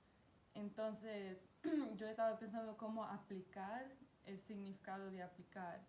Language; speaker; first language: Spanish; non-native, fluent; Portuguese